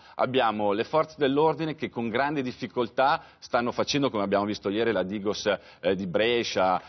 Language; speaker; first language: Italian; native; Italian